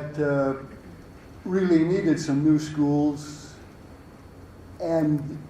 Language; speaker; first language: English; native; English